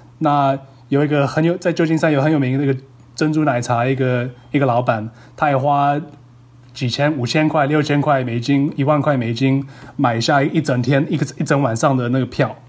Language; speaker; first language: Chinese; early bilingual, heritage; Chinese